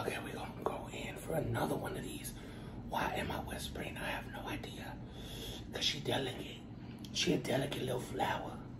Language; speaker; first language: English; early bilingual, other home language; Spanish